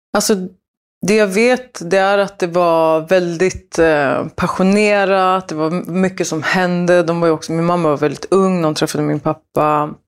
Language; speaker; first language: Swedish; early bilingual, other home language; Spanish